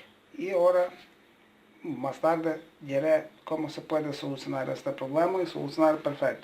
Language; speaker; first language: Spanish; non-native, learner; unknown